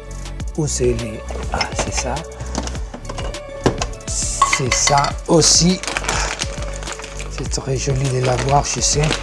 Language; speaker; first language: French; non-native, learner; Spanish